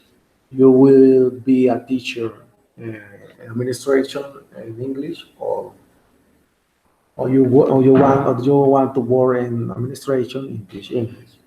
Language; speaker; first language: English; non-native, learner; Spanish